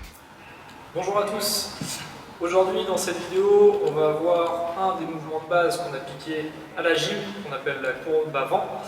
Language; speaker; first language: French; native; French